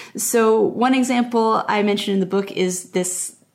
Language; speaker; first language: English; native; English